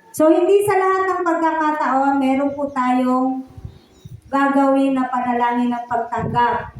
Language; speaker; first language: Filipino; native; Filipino